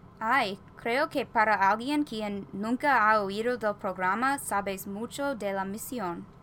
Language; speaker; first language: Spanish; non-native, learner; English